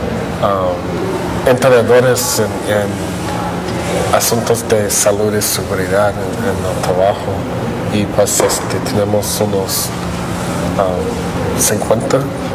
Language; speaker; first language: Spanish; non-native, fluent; English